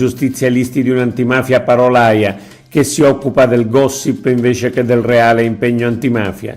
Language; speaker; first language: Italian; native; Italian